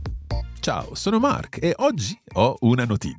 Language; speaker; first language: Italian; non-native, fluent; English